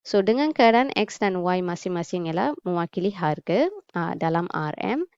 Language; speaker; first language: Malay; non-native, local second language; Tamil